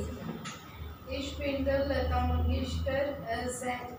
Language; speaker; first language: German; non-native, learner; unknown